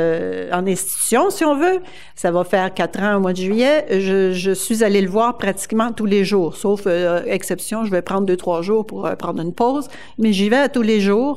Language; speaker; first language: French; native; French